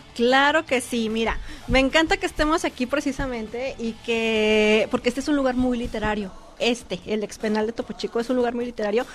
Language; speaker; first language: Spanish; native; Spanish